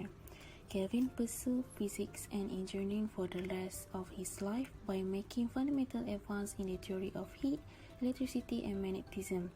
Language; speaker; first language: English; non-native, local second language; Malay